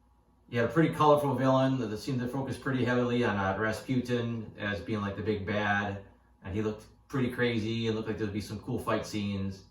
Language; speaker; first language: English; native; English